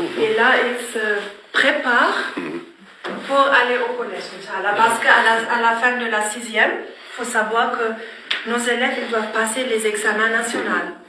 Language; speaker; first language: French; non-native, fluent; German